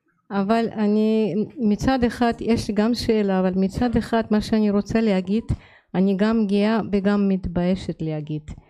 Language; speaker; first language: Hebrew; non-native, fluent; Russian